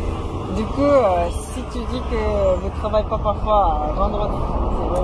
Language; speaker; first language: French; non-native, fluent; Japanese